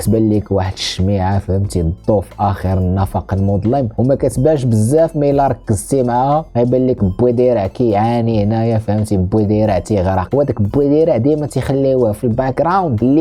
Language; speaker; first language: Arabic; native; Arabic